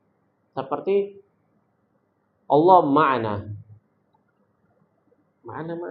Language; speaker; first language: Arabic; non-native, fluent; Indonesian